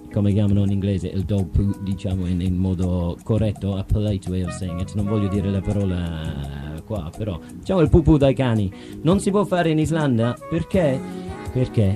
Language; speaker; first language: Italian; non-native, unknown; English